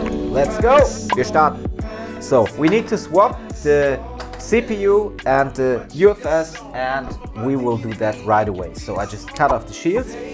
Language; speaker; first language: English; non-native, fluent; German